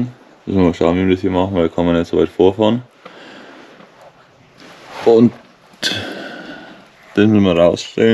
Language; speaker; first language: German; native; German